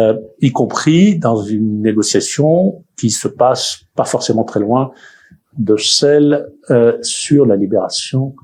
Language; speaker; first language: French; native; French